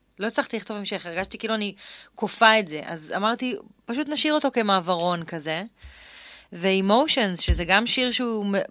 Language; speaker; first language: Hebrew; native; Hebrew